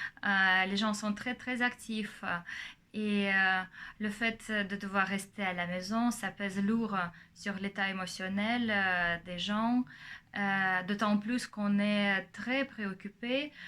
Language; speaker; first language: French; non-native, fluent; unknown